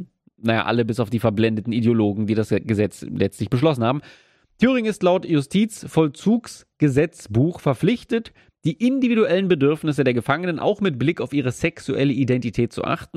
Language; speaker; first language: German; native; German